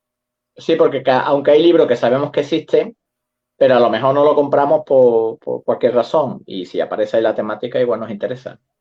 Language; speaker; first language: Spanish; native; Spanish